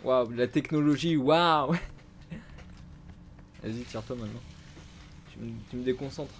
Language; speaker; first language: French; native; French